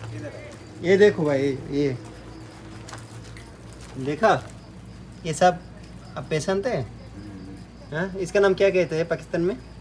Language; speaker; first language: Hindi; non-native, learner; Bangla